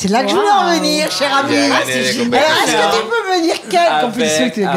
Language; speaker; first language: French; native; French